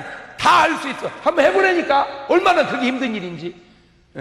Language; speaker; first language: Korean; native; Korean